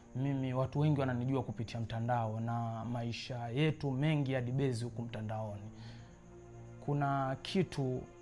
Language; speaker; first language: Swahili; native; Swahili